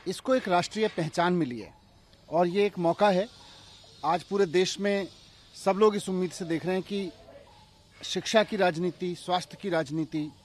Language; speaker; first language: Hindi; native; Hindi